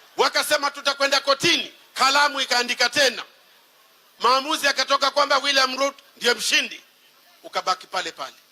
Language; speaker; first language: Swahili; native; Swahili